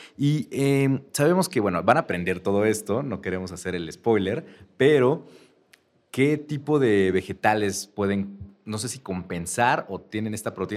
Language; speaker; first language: Spanish; native; Spanish